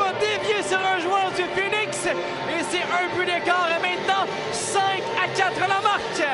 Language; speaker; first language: French; native; French